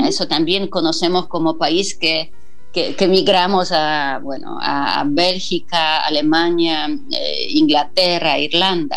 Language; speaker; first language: Spanish; non-native, fluent; Polish